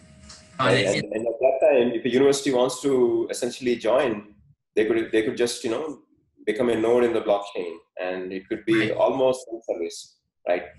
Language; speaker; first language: English; non-native, fluent; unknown